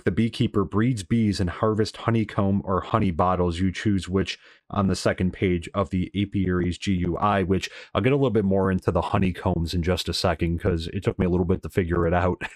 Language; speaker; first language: English; native; English